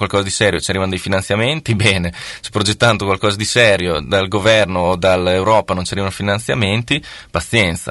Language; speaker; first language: Italian; native; Italian